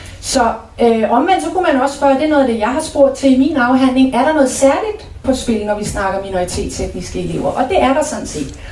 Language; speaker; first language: Danish; native; Danish